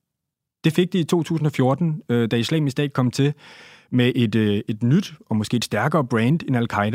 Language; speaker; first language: Danish; native; Danish